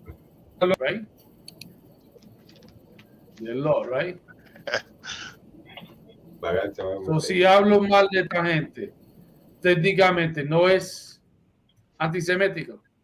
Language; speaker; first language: Spanish; early bilingual, heritage; Spanish